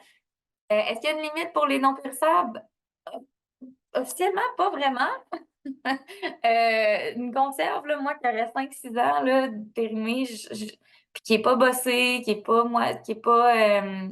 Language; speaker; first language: French; native; French